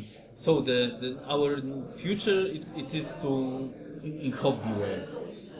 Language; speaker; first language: English; non-native, fluent; Polish